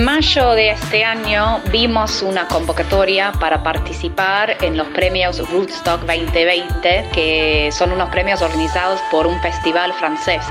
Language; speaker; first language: Spanish; non-native, fluent; English